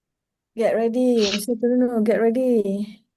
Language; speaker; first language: English; non-native, local second language; Malay